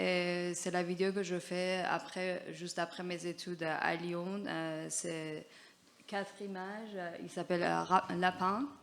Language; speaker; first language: French; non-native, fluent; Persian